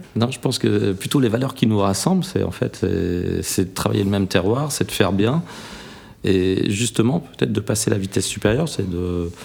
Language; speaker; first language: French; native; French